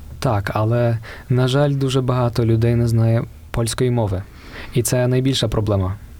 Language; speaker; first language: Ukrainian; native; Ukrainian